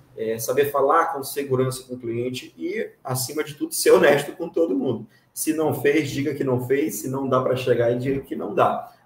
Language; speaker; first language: Portuguese; native; Portuguese